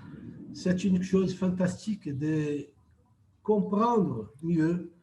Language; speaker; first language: French; non-native, fluent; Portuguese